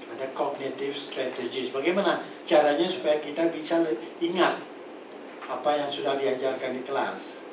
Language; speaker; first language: Malay; non-native, local second language; Balinese